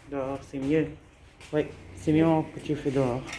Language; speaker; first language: French; non-native, local second language; Arabic